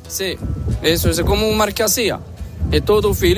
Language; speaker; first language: Spanish; non-native, learner; Arabic